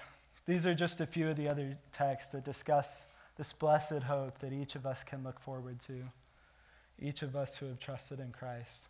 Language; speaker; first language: English; native; English